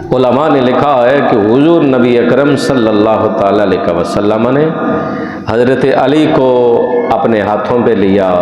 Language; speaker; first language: Urdu; non-native, local second language; Punjabi